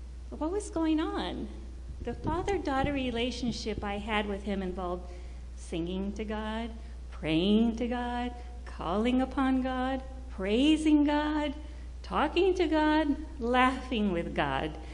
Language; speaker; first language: English; early bilingual, other home language; Spanish